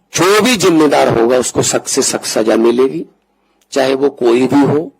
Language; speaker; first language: Hindi; non-native, local second language; Punjabi